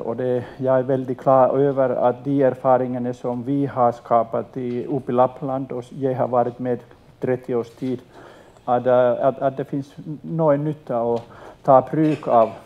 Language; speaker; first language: Swedish; non-native, local second language; Finnish